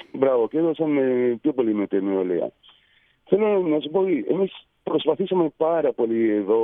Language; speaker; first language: Greek; non-native, fluent; Spanish